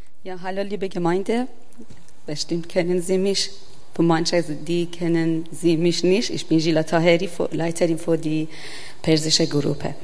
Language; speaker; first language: German; non-native, learner; Persian